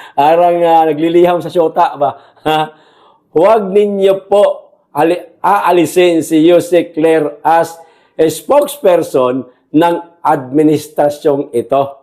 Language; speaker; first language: Filipino; non-native, local second language; Cebuano